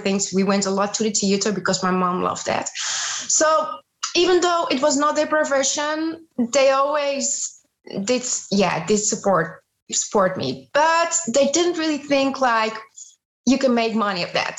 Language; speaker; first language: English; non-native, fluent; Dutch